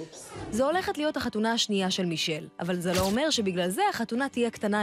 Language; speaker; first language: Hebrew; native; Hebrew